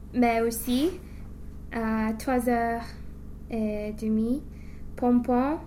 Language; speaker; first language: French; non-native, learner; English